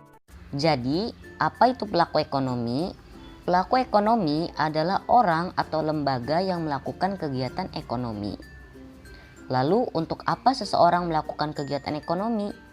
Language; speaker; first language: Indonesian; native; Indonesian